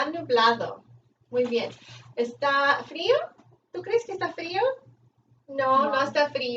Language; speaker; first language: Spanish; non-native, fluent; English